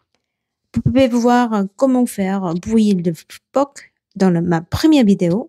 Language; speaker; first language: French; non-native, learner; Korean